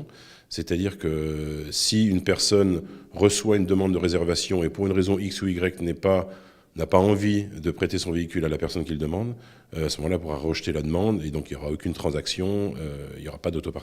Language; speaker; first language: French; native; French